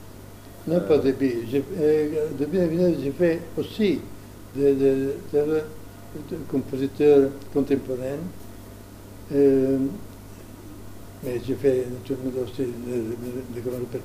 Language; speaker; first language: French; non-native, learner; Italian